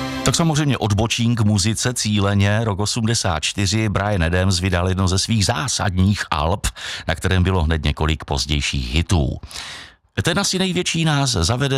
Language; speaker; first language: Czech; native; Czech